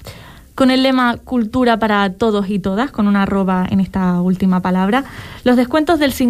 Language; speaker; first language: Spanish; native; Spanish